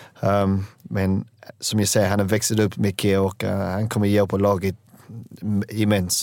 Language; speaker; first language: Swedish; non-native, learner; English